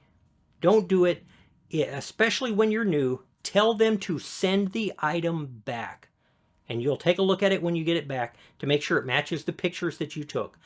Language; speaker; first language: English; native; English